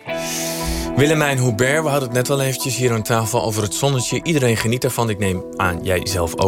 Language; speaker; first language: Dutch; native; Dutch